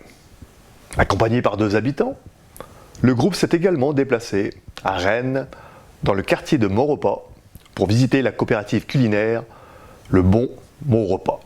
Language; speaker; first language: French; native; French